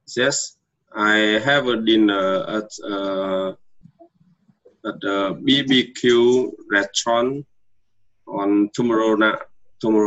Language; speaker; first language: English; non-native, learner; Vietnamese